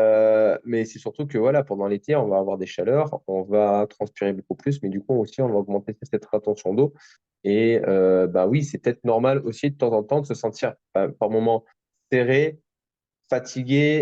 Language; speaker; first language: French; native; French